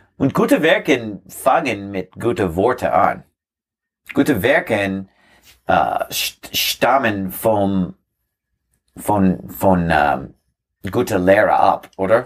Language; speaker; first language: German; non-native, learner; English